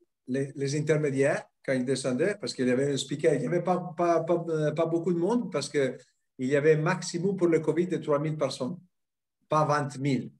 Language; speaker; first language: French; non-native, fluent; Italian